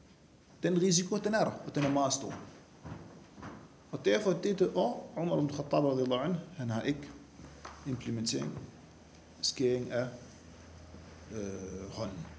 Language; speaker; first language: Danish; non-native, fluent; Arabic